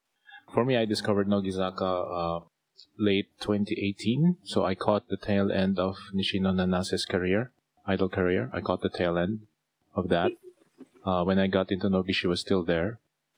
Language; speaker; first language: English; non-native, local second language; Filipino